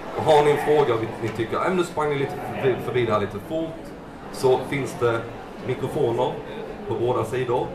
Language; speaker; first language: Swedish; native; Swedish